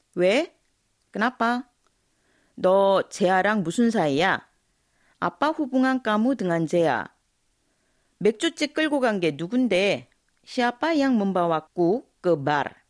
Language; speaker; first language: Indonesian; non-native, fluent; Korean